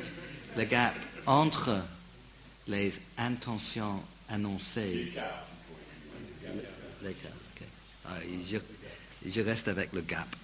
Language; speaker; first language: French; non-native, fluent; English